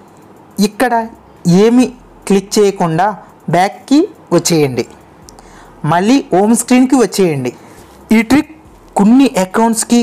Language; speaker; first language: Telugu; native; Telugu